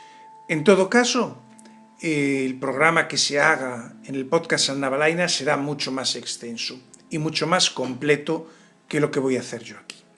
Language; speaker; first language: Spanish; native; Spanish